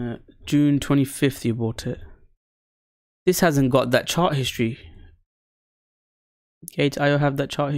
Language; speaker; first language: English; native; English